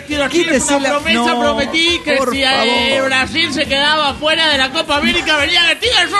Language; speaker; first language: Spanish; native; Spanish